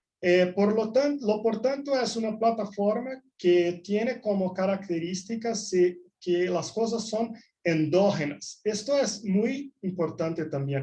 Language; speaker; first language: Spanish; non-native, fluent; Portuguese